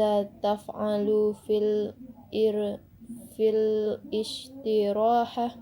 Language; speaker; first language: Arabic; non-native, learner; Indonesian